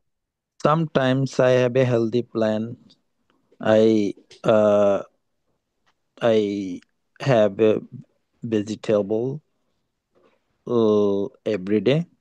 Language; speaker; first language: English; non-native, learner; Bangla